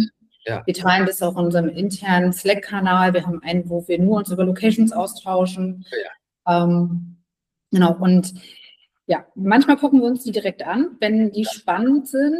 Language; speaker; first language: German; native; German